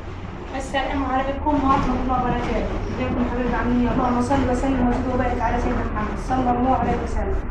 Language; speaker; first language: Arabic; native; Arabic